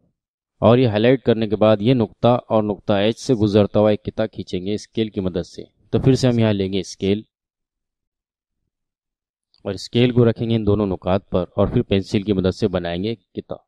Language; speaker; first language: Urdu; native; Urdu